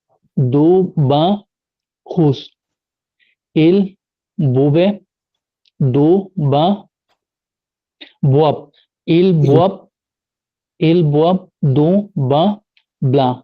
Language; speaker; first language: French; non-native, learner; Bangla